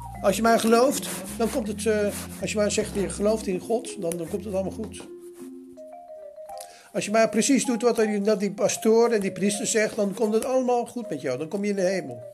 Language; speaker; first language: Dutch; native; Dutch